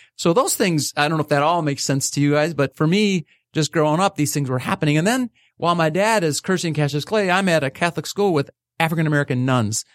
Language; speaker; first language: English; native; English